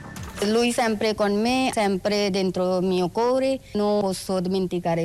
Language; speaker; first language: Italian; non-native, learner; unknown